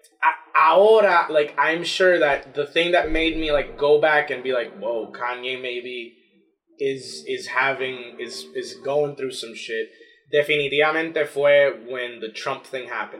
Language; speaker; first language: English; non-native, local second language; Spanish